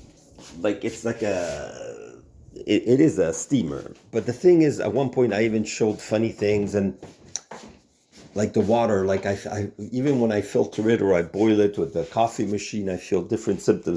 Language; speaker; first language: English; non-native, local second language; French